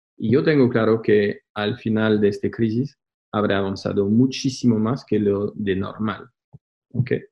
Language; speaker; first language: Spanish; non-native, fluent; French